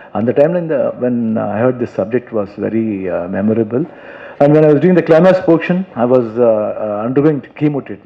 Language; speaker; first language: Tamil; non-native, local second language; Kannada